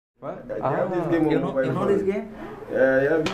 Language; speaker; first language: English; non-native, learner; Albanian